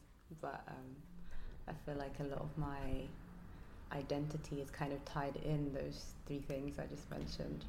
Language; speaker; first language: English; non-native, local second language; Yoruba